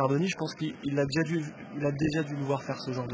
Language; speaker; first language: French; native; French